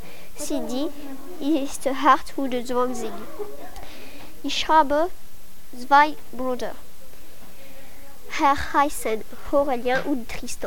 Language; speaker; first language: German; non-native, learner; French